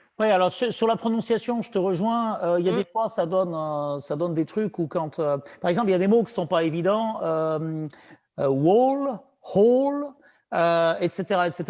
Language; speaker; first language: French; native; French